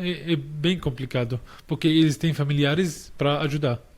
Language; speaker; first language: Portuguese; non-native, fluent; Arabic